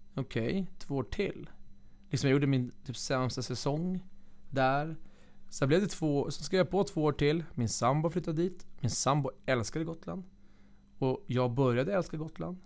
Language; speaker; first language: Swedish; native; Swedish